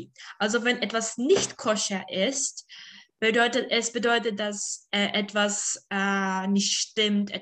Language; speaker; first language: German; non-native, fluent; Czech